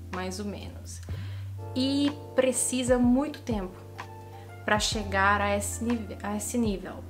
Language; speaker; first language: Portuguese; non-native, fluent; Italian